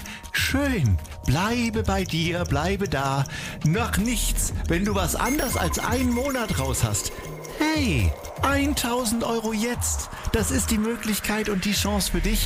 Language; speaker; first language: German; native; German